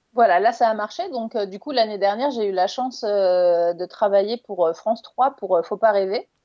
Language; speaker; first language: French; native; French